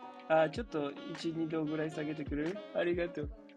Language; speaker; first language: Japanese; non-native, fluent; Polish